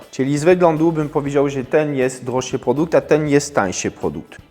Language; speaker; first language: Polish; non-native, fluent; French